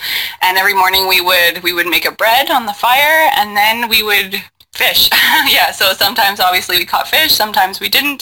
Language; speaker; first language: English; native; English